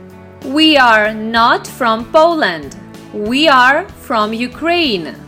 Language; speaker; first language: English; non-native, fluent; Russian